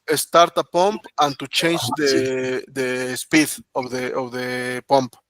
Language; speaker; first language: English; non-native, learner; Spanish